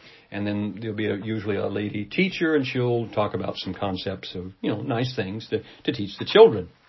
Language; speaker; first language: English; native; English